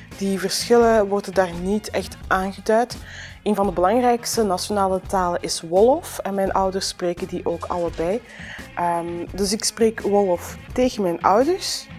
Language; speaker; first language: Dutch; early bilingual, other home language; Wolof